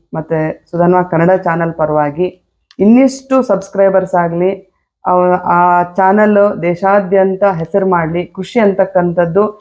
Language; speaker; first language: Kannada; native; Kannada